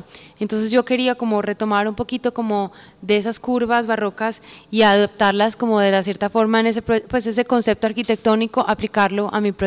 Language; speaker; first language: Spanish; native; Spanish